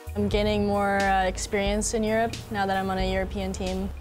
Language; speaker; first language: English; native; English